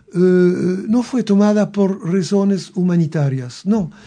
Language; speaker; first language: Spanish; non-native, fluent; French